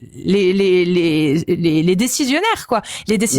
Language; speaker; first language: French; native; French